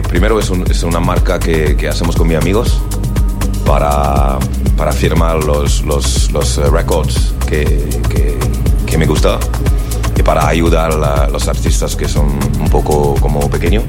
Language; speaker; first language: Spanish; non-native, learner; French